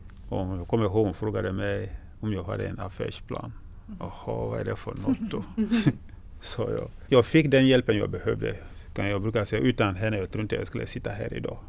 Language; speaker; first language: Swedish; non-native, fluent; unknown